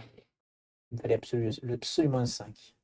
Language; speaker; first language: French; native; French